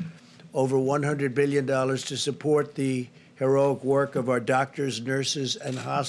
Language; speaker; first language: English; native; English